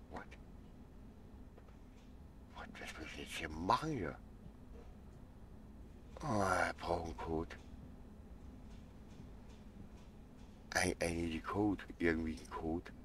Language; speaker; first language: German; native; German